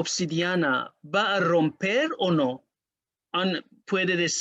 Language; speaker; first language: Spanish; non-native, learner; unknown